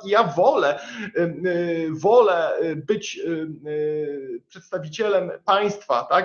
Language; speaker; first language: Polish; native; Polish